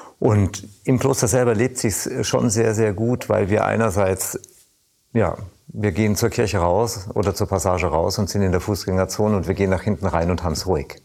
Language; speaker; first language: German; native; German